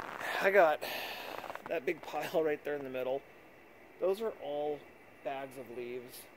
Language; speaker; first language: English; native; English